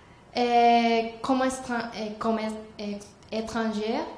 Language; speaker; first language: French; non-native, learner; Spanish